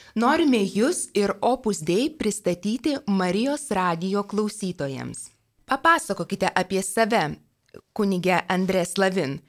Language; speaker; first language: Lithuanian; native; Lithuanian